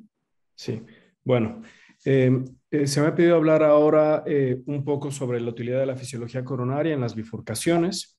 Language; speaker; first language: Spanish; native; Spanish